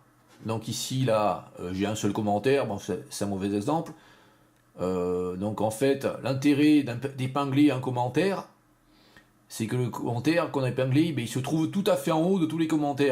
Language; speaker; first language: French; native; French